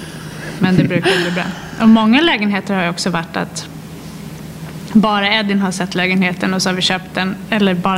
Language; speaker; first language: Swedish; native; Swedish